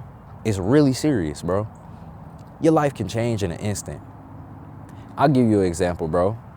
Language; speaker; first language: English; native; English